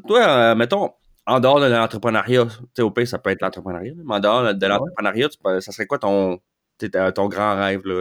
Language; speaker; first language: French; native; French